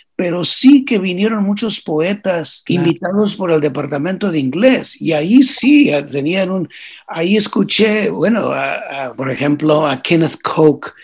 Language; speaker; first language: Spanish; early bilingual, heritage; Spanish